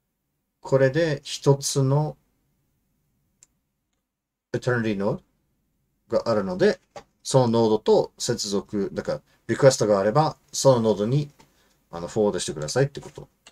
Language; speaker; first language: Japanese; non-native, fluent; English